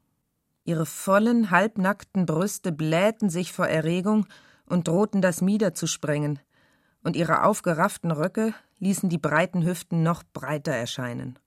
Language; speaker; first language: German; native; German